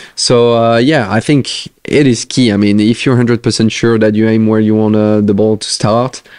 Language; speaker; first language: English; non-native, fluent; French